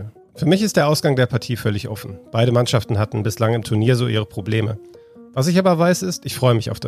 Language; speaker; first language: German; native; German